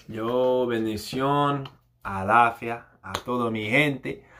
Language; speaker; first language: Spanish; non-native, learner; English